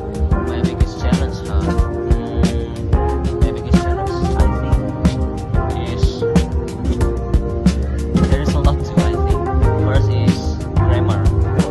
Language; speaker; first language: English; non-native, fluent; Indonesian